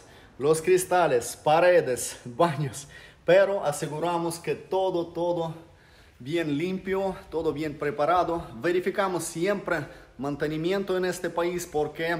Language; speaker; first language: Spanish; non-native, fluent; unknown